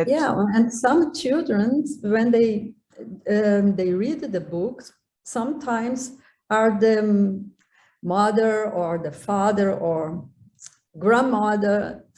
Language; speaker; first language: English; non-native, learner; Portuguese